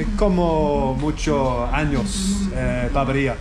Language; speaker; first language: Spanish; non-native, learner; English